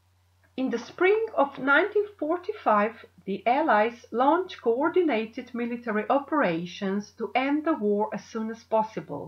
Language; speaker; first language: English; non-native, fluent; Slovenian